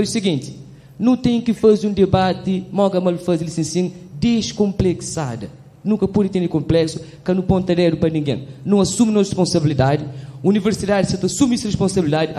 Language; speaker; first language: Portuguese; non-native, local second language; Kabuverdianu